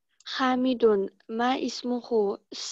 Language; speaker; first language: Arabic; non-native, learner; Uzbek